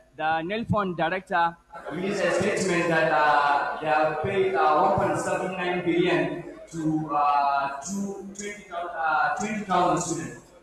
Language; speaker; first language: English; non-native, local second language; Hausa